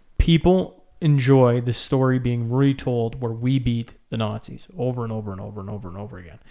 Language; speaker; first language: English; native; English